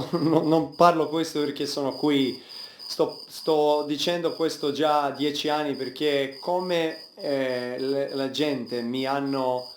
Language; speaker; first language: Italian; non-native, fluent; Serbian